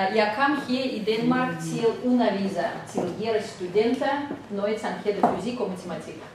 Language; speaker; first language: Danish; non-native, fluent; Russian